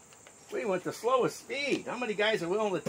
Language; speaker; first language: English; native; English